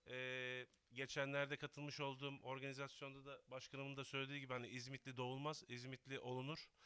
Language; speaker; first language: Turkish; native; Turkish